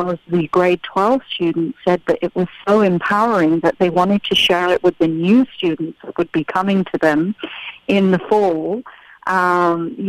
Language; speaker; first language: English; native; English